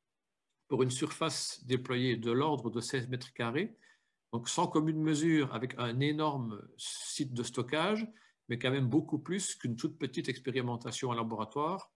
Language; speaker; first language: French; native; French